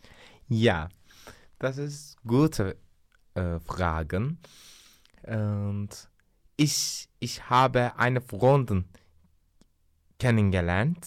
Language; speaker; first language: German; non-native, learner; Turkish